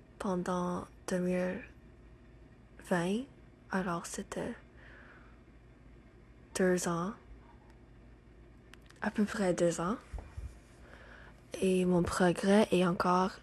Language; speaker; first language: French; non-native, learner; English